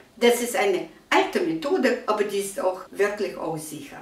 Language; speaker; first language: German; non-native, fluent; Russian